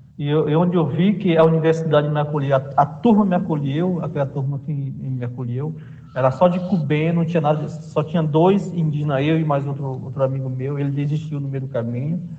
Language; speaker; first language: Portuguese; non-native, local second language; Kayapó